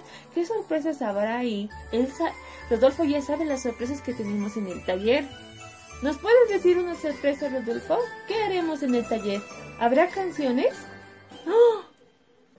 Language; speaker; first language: Spanish; native; Spanish